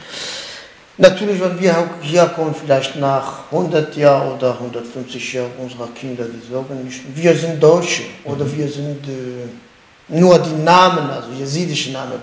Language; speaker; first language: German; non-native, learner; Kurdish